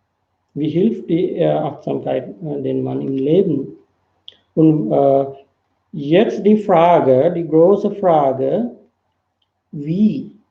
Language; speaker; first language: German; non-native, fluent; Sinhala